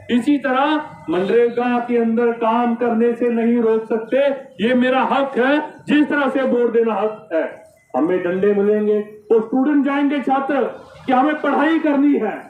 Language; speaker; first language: Hindi; native; Hindi